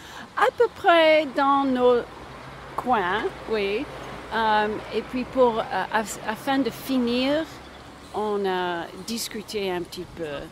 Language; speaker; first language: French; non-native, learner; English